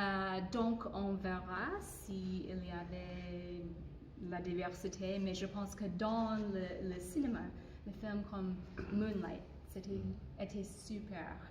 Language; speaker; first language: French; non-native, fluent; English